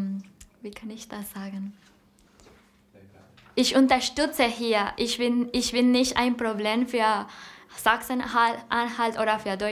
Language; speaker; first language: German; non-native, learner; Spanish